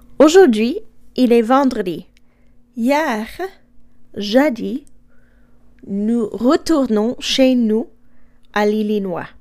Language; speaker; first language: French; non-native, fluent; English